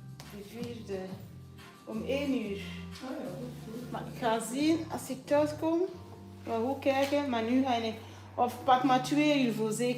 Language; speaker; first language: Dutch; non-native, fluent; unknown